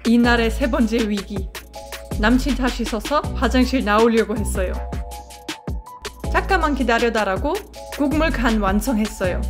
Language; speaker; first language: Korean; non-native, fluent; German